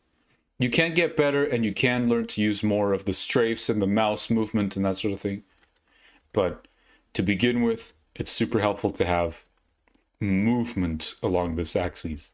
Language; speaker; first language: English; native; English